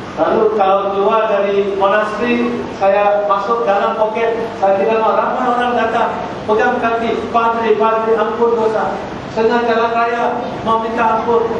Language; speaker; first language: Malay; non-native, local second language; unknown